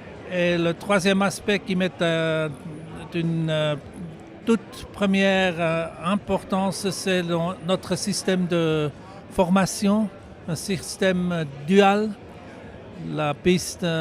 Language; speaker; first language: French; non-native, local second language; German